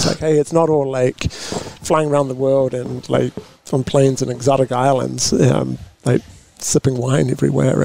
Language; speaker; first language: English; native; English